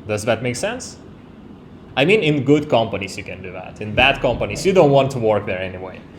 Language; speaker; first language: English; non-native, fluent; Lithuanian